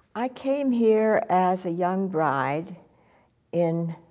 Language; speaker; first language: English; native; English